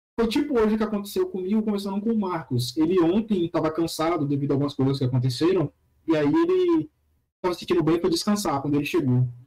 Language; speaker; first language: Portuguese; native; Portuguese